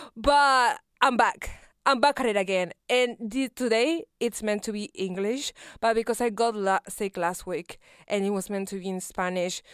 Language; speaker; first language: English; non-native, fluent; Spanish